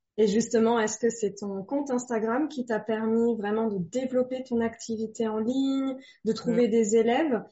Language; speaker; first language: French; native; French